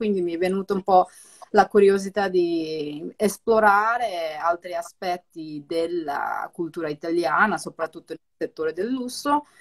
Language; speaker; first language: Italian; non-native, fluent; Japanese